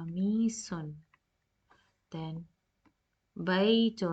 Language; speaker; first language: Arabic; non-native, fluent; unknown